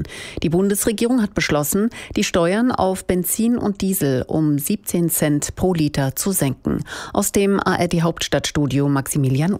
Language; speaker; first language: German; native; German